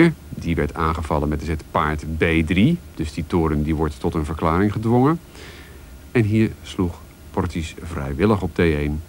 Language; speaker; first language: Dutch; native; Dutch